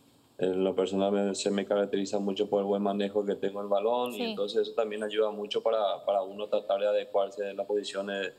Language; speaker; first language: Spanish; native; Spanish